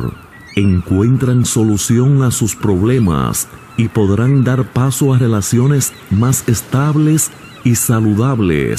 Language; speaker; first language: Spanish; native; Spanish